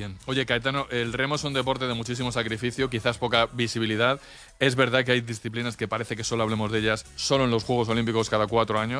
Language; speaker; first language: Spanish; native; Spanish